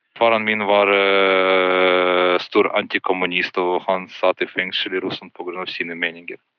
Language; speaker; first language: Norwegian; non-native, fluent; Ukrainian